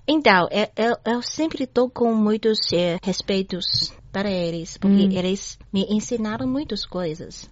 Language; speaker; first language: Portuguese; non-native, learner; Chinese